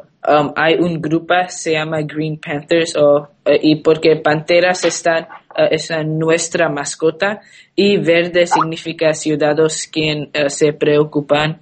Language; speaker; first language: Spanish; non-native, learner; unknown